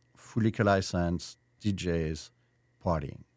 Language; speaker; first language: English; non-native, fluent; French